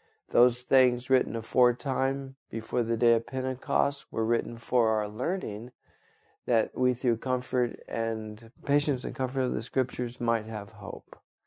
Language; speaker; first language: English; native; English